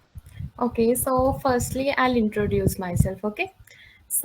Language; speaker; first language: English; non-native, local second language; Hindi